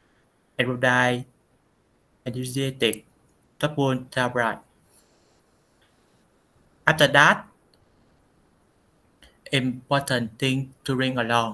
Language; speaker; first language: English; non-native, learner; Vietnamese